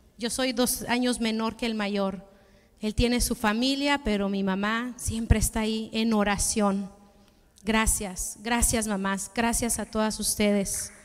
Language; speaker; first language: Spanish; early bilingual, heritage; Spanish